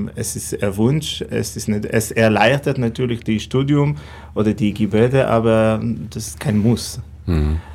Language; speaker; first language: German; non-native, fluent; Hebrew